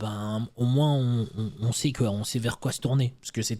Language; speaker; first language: French; native; French